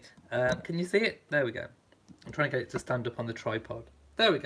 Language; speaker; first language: English; native; English